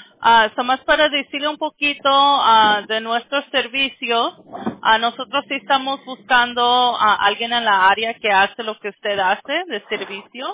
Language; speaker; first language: Spanish; early bilingual, other home language; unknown